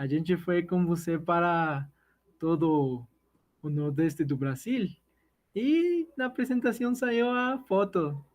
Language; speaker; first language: Portuguese; non-native, learner; Spanish